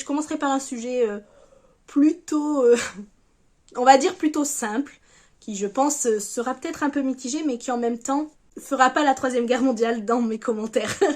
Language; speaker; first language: French; native; French